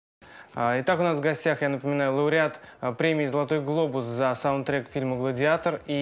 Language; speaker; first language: Russian; native; Russian